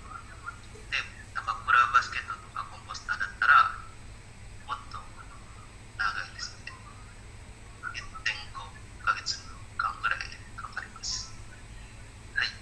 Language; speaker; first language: Japanese; non-native, learner; Indonesian